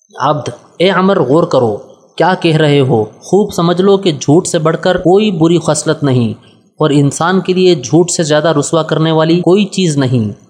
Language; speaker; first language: Urdu; native; Urdu